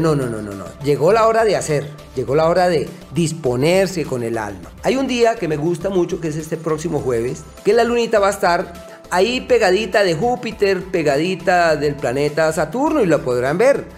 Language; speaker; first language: Spanish; native; Spanish